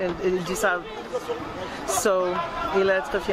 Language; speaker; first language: French; non-native, learner; Portuguese